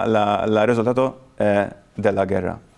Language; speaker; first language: Spanish; non-native, fluent; Maltese